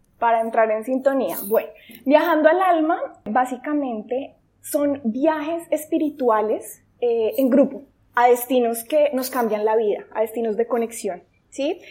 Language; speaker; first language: Spanish; native; Spanish